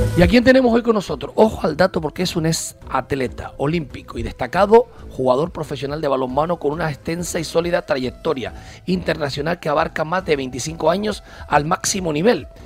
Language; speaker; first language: Spanish; native; Spanish